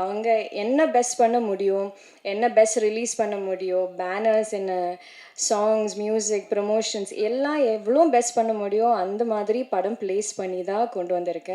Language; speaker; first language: Tamil; non-native, learner; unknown